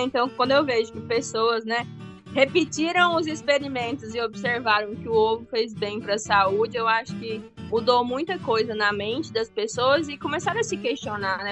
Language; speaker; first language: Portuguese; native; Portuguese